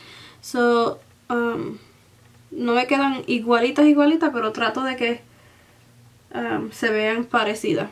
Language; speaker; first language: Spanish; early bilingual, heritage; Spanish